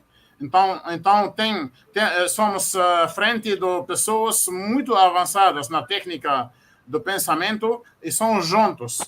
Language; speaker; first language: Portuguese; non-native, fluent; Arabic